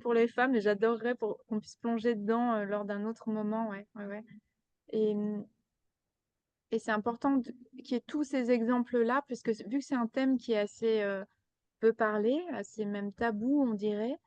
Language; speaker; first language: French; native; French